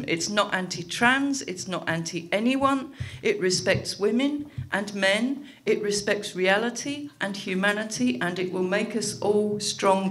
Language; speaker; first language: English; native; English